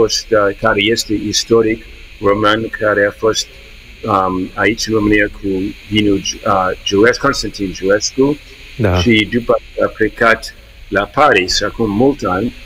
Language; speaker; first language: Romanian; early bilingual, heritage; English